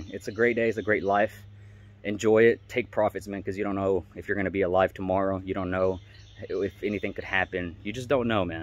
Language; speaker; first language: English; native; English